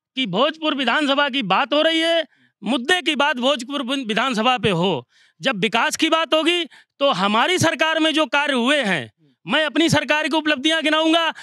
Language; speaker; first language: Hindi; native; Hindi